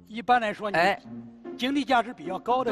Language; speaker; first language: Chinese; native; Chinese